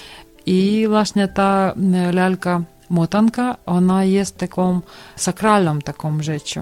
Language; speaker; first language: Polish; non-native, learner; Ukrainian